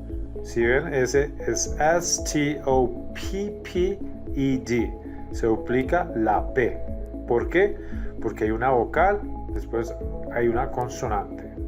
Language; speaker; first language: Spanish; non-native, fluent; English